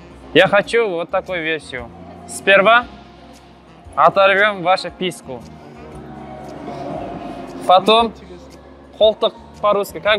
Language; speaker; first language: Russian; non-native, local second language; Kazakh